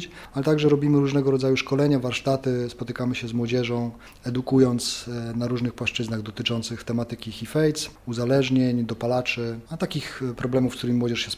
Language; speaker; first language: Polish; native; Polish